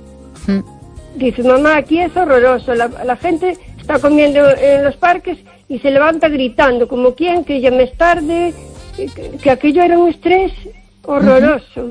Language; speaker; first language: Spanish; native; Spanish